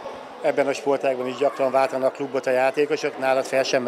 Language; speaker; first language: Hungarian; native; Hungarian